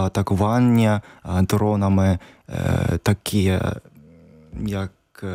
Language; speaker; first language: Ukrainian; non-native, learner; Japanese